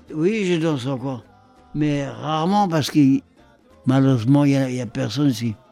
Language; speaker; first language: French; early bilingual, other home language; Polish